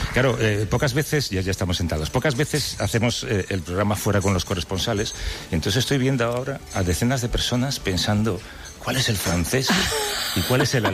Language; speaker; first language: Spanish; native; Spanish